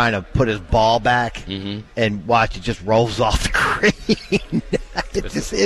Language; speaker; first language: English; native; English